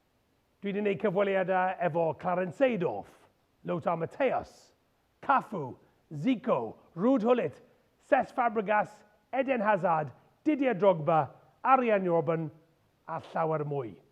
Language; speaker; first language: Welsh; non-native, local second language; English